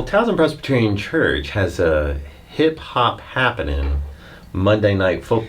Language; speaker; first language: English; native; English